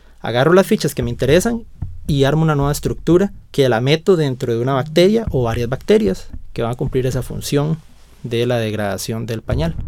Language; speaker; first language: Spanish; native; Spanish